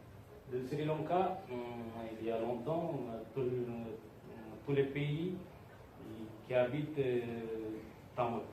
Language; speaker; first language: French; non-native, learner; Tamil